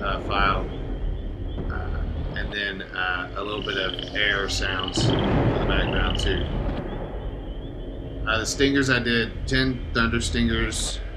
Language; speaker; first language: English; native; English